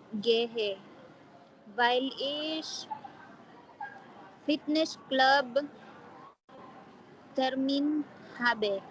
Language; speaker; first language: German; non-native, learner; Filipino